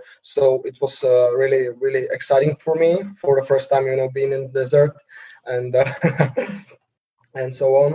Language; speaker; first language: English; non-native, learner; Slovak